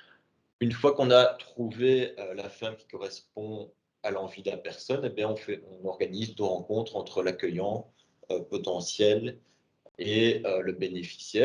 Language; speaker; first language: French; native; French